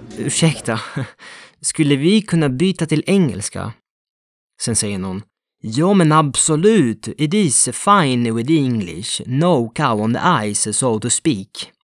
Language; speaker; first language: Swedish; non-native, fluent; Italian